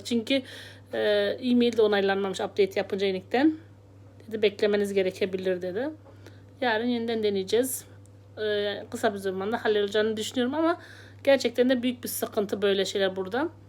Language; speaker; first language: Turkish; native; Turkish